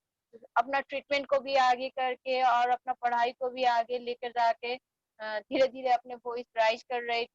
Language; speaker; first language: Hindi; non-native, fluent; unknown